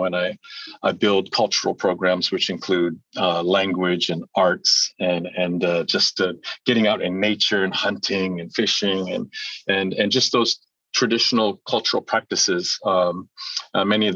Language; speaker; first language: English; early bilingual, other home language; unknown